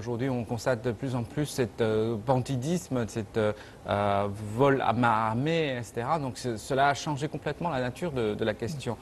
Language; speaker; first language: French; non-native, fluent; Chinese